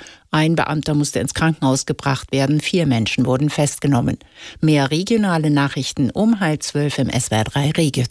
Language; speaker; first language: German; native; German